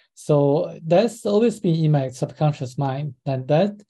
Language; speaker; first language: English; non-native, fluent; Chinese